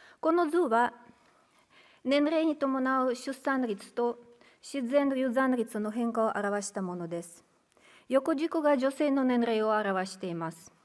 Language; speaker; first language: Japanese; non-native, fluent; Russian